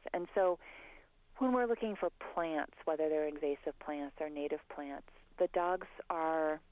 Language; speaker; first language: English; native; English